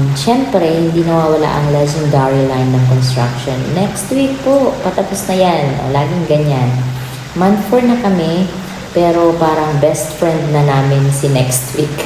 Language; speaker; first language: Filipino; native; Filipino